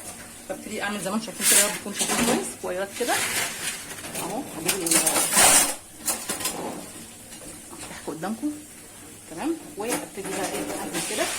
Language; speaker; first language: Arabic; native; Arabic